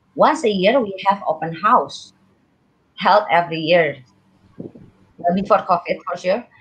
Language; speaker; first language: English; non-native, learner; Indonesian